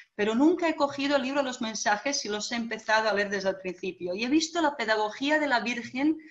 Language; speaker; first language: Spanish; non-native, fluent; Bosnian